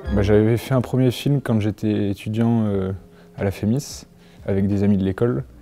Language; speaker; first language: French; native; French